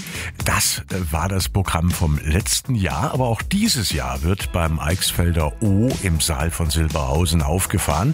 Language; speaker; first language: German; native; German